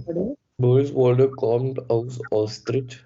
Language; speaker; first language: German; non-native, learner; Hindi